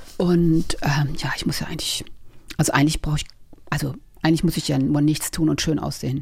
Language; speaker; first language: German; native; German